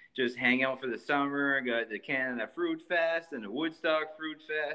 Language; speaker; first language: English; native; English